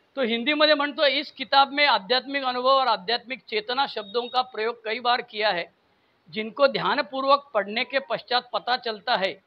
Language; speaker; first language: Hindi; non-native, local second language; Marathi